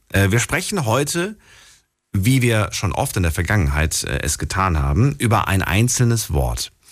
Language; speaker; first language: German; native; German